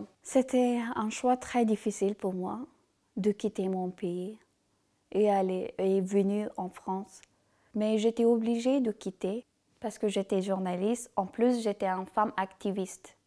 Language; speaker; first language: French; non-native, learner; Persian